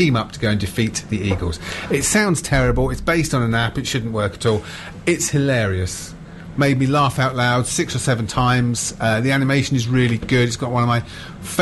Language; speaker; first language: English; native; English